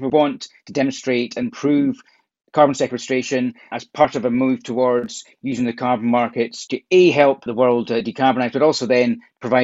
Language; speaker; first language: English; native; English